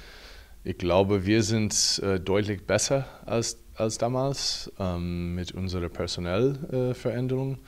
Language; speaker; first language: German; non-native, fluent; English